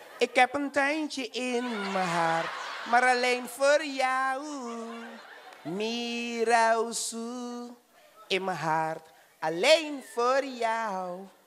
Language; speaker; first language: Dutch; native; Dutch